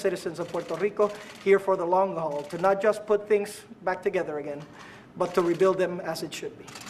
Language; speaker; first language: English; non-native, fluent; Spanish